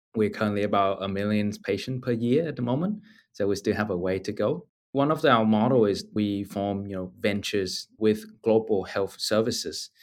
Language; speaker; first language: English; non-native, fluent; Vietnamese